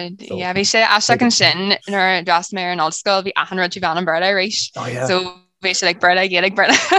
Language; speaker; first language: Irish; non-native, local second language; English